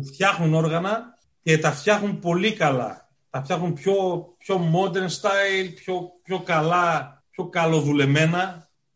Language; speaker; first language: Greek; native; Greek